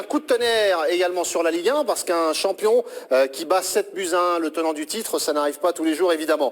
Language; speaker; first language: French; native; French